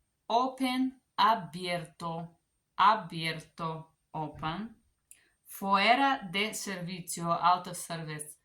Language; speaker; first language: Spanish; non-native, learner; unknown